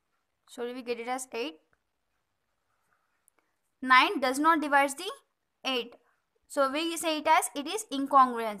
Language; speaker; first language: English; non-native, local second language; Telugu